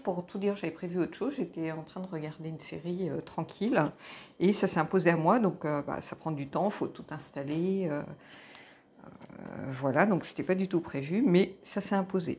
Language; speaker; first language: French; native; French